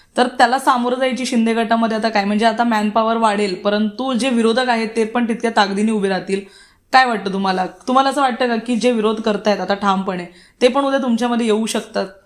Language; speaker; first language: Marathi; native; Marathi